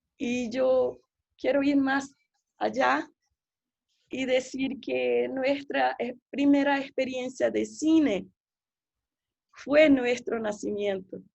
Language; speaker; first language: Spanish; non-native, fluent; Portuguese